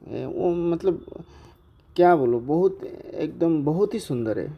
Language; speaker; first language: Hindi; non-native, local second language; Bangla